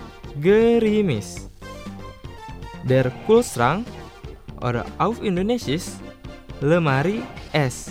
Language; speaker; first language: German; non-native, fluent; Indonesian